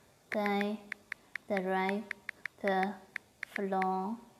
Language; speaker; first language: English; non-native, learner; Vietnamese